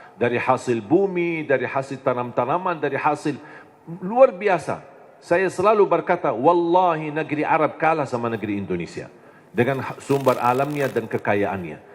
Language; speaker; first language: Indonesian; non-native, fluent; Arabic